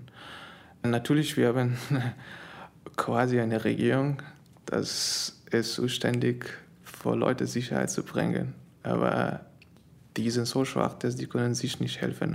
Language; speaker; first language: German; non-native, learner; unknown